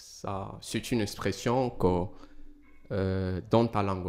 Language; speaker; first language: French; non-native, fluent; Portuguese